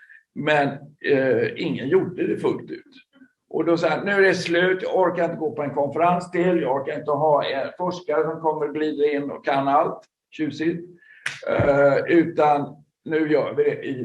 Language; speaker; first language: Swedish; native; Swedish